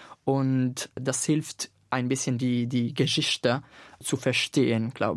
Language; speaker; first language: German; non-native, fluent; Italian